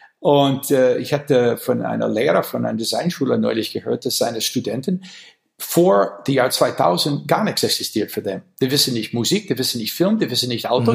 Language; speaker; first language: German; non-native, fluent; English